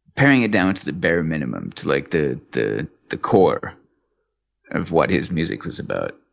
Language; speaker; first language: English; native; English